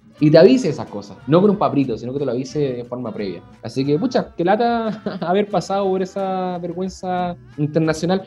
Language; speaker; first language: Spanish; native; Spanish